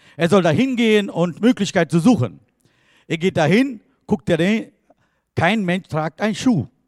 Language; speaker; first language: German; non-native, fluent; Tamil